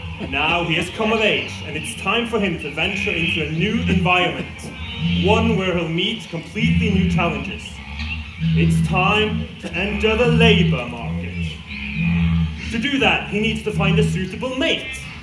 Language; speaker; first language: English; non-native, fluent; Norwegian